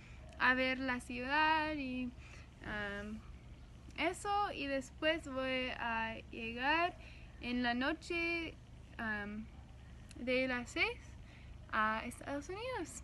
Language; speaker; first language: Spanish; non-native, learner; English